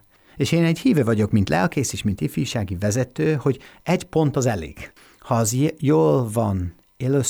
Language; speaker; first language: Hungarian; non-native, fluent; English